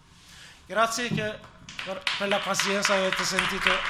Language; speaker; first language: Italian; non-native, learner; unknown